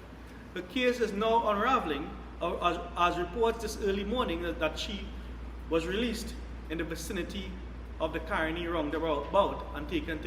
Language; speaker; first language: English; native; English